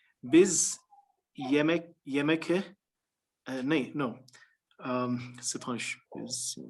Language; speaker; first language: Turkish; non-native, learner; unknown